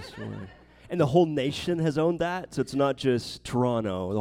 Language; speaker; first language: English; native; English